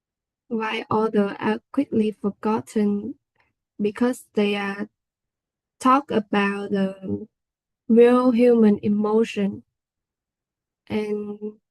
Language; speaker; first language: English; non-native, learner; Vietnamese